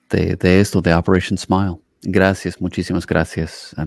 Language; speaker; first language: Spanish; non-native, fluent; English